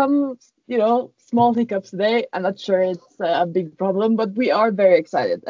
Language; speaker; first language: English; non-native, fluent; Norwegian